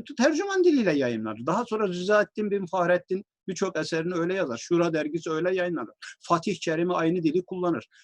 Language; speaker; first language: Turkish; native; Turkish